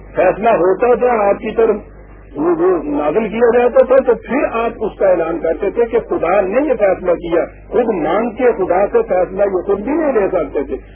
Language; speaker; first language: Urdu; non-native, local second language; Punjabi